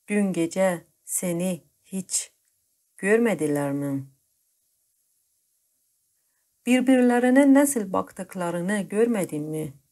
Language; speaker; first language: Turkish; non-native, fluent; Persian